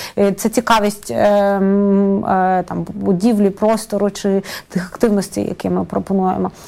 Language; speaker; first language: Ukrainian; native; Ukrainian